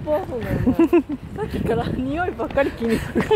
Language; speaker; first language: Japanese; native; Japanese